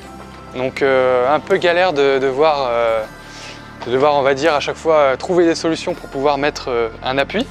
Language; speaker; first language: French; native; French